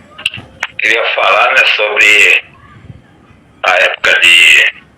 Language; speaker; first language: Portuguese; native; Portuguese